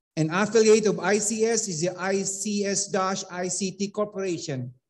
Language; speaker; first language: English; non-native, local second language; Filipino